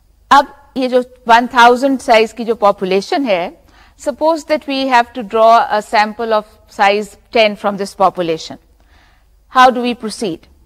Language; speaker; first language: English; non-native, local second language; Urdu